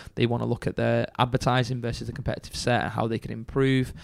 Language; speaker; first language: English; native; English